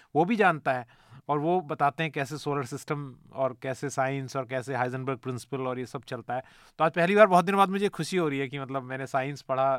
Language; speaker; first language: Hindi; native; Hindi